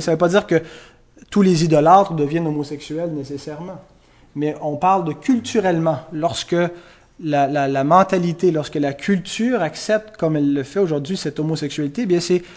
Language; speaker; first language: French; native; French